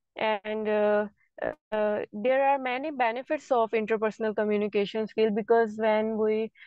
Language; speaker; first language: English; non-native, local second language; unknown